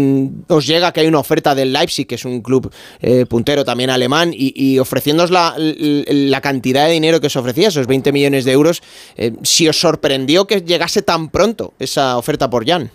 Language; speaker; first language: Spanish; native; Spanish